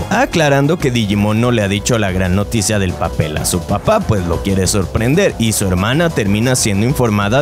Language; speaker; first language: Spanish; native; Spanish